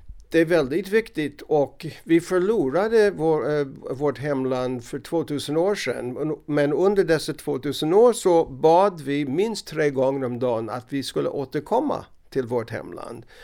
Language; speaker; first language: Swedish; non-native, fluent; English